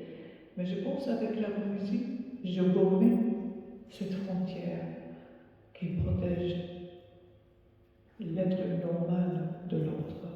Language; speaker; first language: French; non-native, fluent; Arabic